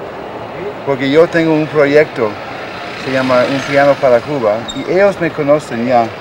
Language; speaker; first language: Spanish; non-native, fluent; English